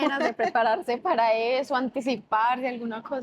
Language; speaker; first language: Spanish; native; Spanish